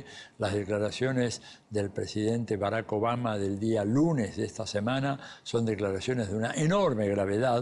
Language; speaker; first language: Spanish; native; Spanish